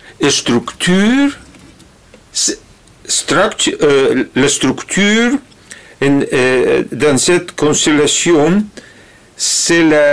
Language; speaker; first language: French; non-native, learner; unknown